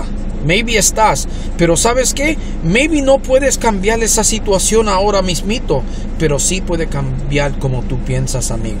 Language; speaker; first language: Spanish; early bilingual, heritage; Spanish